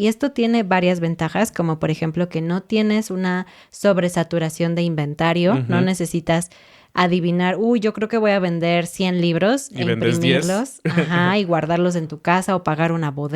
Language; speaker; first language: Spanish; native; Spanish